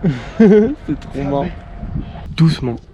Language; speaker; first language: French; native; French